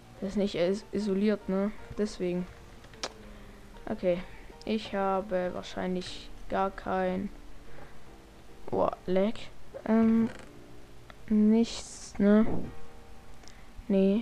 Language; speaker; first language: German; native; German